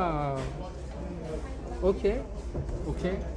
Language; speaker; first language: English; non-native, learner; Turkish